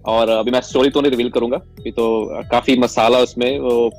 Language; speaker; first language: Hindi; non-native, local second language; Punjabi